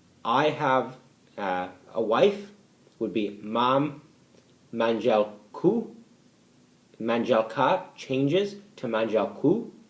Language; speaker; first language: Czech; non-native, learner; English